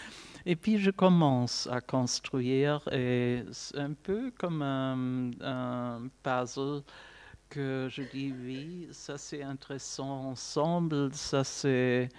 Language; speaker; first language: French; non-native, fluent; German